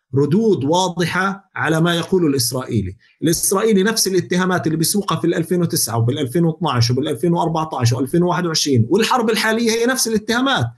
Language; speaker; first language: Arabic; native; Arabic